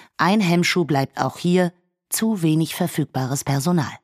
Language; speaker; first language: German; native; German